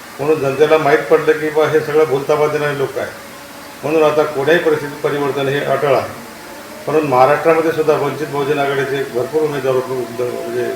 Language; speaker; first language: Marathi; native; Marathi